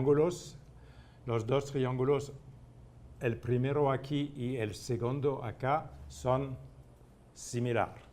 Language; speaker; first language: Spanish; non-native, fluent; French